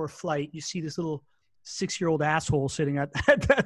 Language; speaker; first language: English; early bilingual, other home language; Spanish